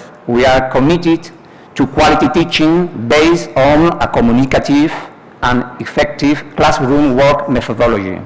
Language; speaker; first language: English; non-native, fluent; Spanish